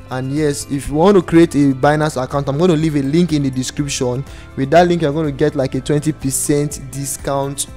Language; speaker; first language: English; non-native, local second language; Yoruba